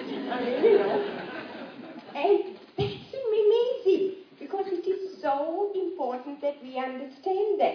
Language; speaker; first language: English; non-native, local second language; Sinhala